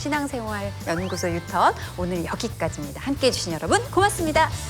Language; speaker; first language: Korean; native; Korean